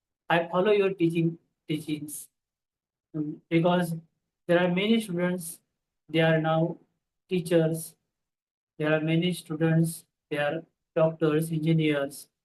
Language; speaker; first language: English; non-native, local second language; Marathi